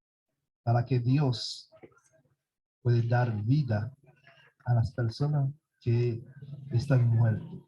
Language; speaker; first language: Spanish; non-native, fluent; Haitian Creole